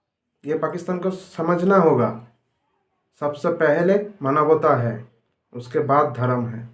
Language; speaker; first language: Hindi; non-native, local second language; Nepali